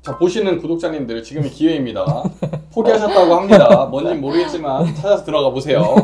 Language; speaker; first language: Korean; native; Korean